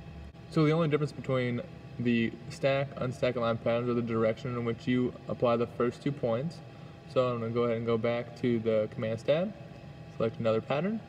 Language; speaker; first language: English; native; English